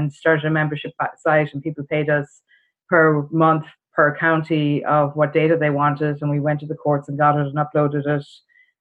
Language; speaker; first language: English; native; English